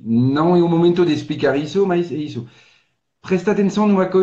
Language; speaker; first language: Portuguese; non-native, fluent; French